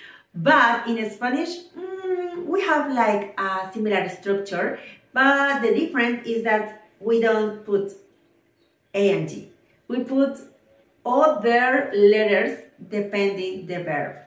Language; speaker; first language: English; non-native, fluent; Spanish